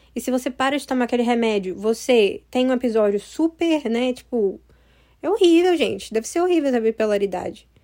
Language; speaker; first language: Portuguese; early bilingual, heritage; English